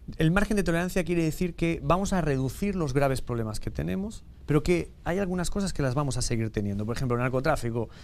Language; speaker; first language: Spanish; native; Spanish